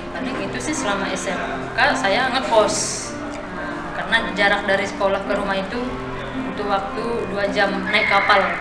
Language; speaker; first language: Indonesian; non-native, local second language; Batak Toba